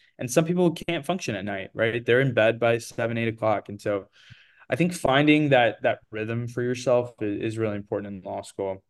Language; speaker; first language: English; early bilingual, other home language; Portuguese